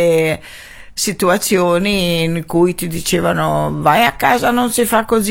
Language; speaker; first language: Italian; non-native, fluent; Arabic